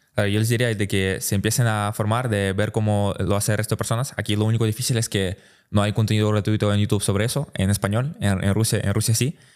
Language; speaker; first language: Spanish; early bilingual, other home language; Russian